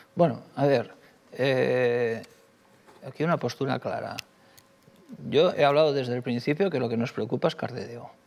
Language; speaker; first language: Spanish; native; Spanish